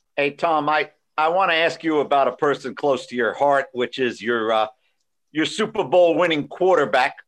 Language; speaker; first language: English; native; English